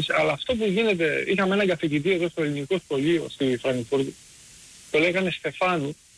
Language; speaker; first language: Greek; early bilingual, heritage; Greek